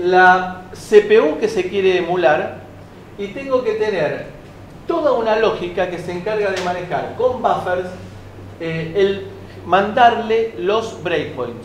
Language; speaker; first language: Spanish; native; Spanish